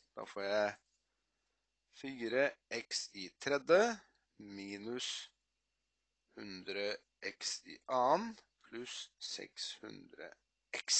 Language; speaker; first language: Norwegian; native; Norwegian